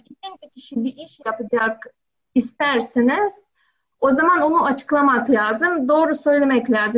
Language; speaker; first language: Turkish; non-native, learner; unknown